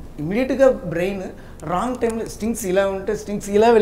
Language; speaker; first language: Telugu; non-native, learner; Tamil